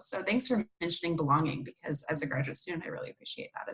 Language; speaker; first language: English; native; English